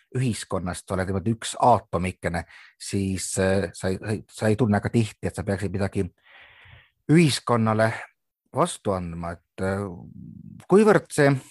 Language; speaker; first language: Estonian; native; Estonian